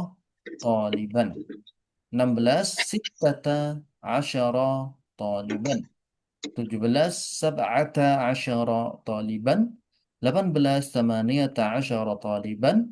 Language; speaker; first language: Arabic; non-native, fluent; Indonesian